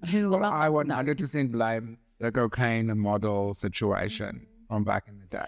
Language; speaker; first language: English; non-native, local second language; Afrikaans